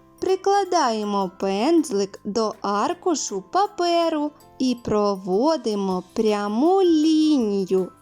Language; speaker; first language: Ukrainian; native; Ukrainian